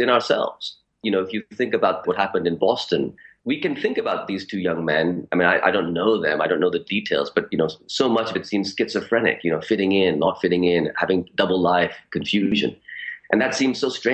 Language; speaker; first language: English; early bilingual, other home language; Urdu